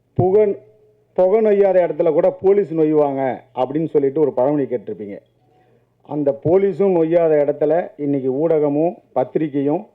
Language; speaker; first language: Tamil; native; Tamil